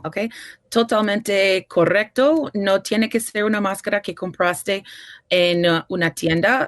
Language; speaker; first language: Spanish; non-native, fluent; English